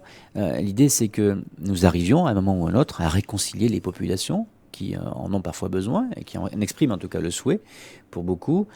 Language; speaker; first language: French; native; French